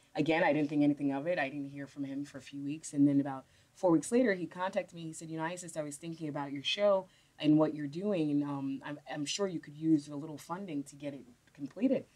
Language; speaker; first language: English; native; English